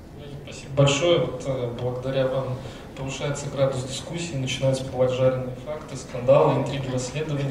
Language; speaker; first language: Russian; native; Russian